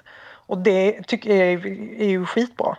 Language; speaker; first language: Swedish; native; Swedish